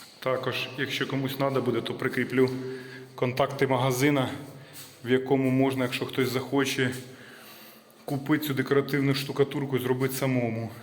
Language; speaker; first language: Ukrainian; native; Ukrainian